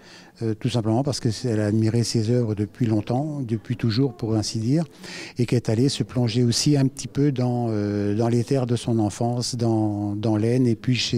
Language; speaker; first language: French; native; French